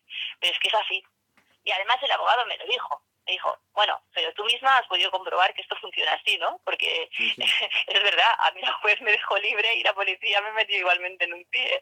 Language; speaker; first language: Spanish; native; Spanish